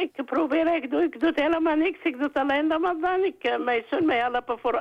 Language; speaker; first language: Dutch; non-native, learner; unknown